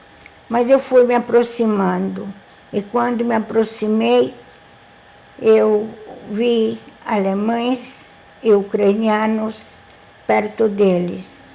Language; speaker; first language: Portuguese; non-native, fluent; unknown